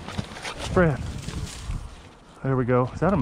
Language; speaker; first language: English; native; English